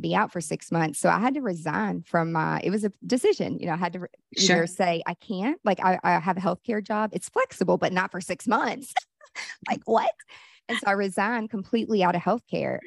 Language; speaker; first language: English; native; English